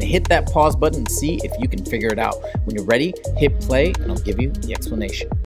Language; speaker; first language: English; native; English